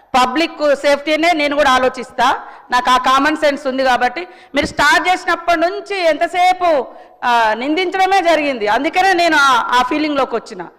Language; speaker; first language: Telugu; native; Telugu